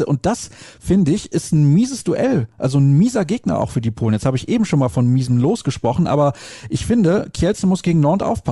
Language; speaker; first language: German; native; German